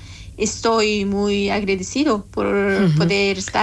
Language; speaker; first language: Spanish; non-native, learner; Persian